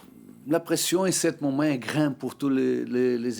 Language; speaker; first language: French; non-native, learner; Portuguese